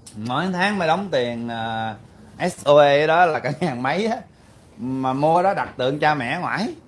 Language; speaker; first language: Vietnamese; early bilingual, heritage; Vietnamese